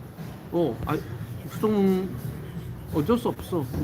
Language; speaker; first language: Korean; non-native, fluent; English